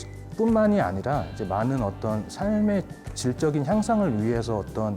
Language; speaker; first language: Korean; native; Korean